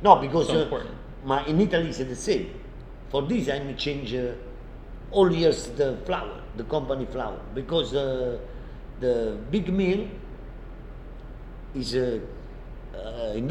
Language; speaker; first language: English; non-native, learner; Italian